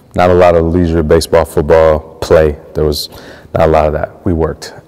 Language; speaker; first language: English; native; English